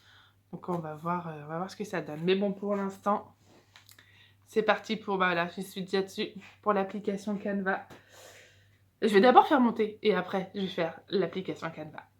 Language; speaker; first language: French; native; French